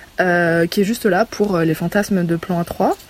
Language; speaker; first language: French; native; French